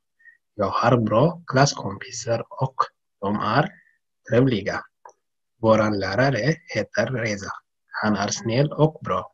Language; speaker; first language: Swedish; non-native, learner; Tigrinya